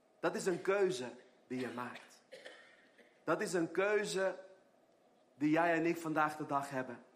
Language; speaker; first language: Dutch; non-native, fluent; Armenian